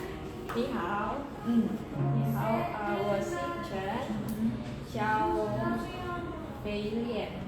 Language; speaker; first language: Chinese; non-native, learner; Indonesian